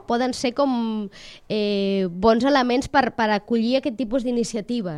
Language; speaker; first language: Catalan; native; Catalan